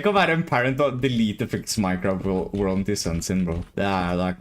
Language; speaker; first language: Norwegian; native; Norwegian